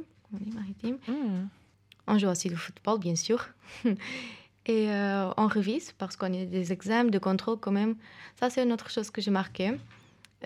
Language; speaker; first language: French; non-native, fluent; Portuguese